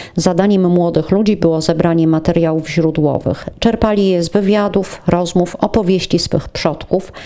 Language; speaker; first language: Polish; native; Polish